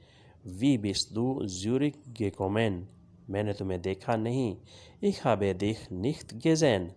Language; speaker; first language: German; non-native, fluent; Urdu